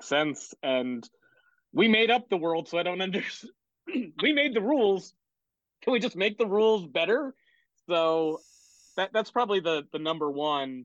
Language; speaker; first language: English; native; English